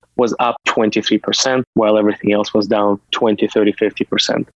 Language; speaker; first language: English; non-native, fluent; Russian